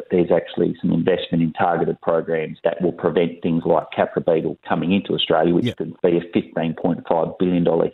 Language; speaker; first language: English; native; English